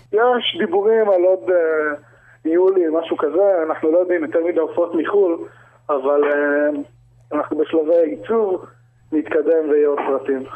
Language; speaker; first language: Hebrew; early bilingual, other home language; English